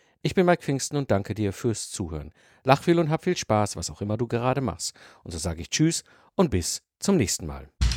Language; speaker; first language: German; native; German